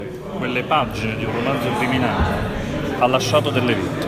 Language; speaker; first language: Italian; native; Italian